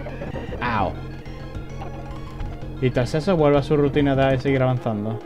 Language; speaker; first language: Spanish; native; Spanish